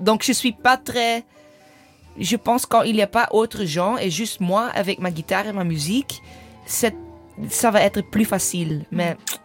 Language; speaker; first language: French; non-native, learner; English